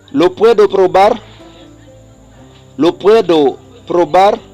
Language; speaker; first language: Spanish; non-native, fluent; Haitian Creole